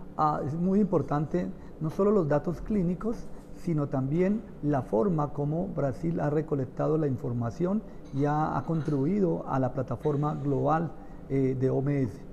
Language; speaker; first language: Spanish; native; Spanish